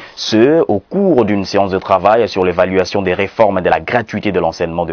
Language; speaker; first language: French; native; French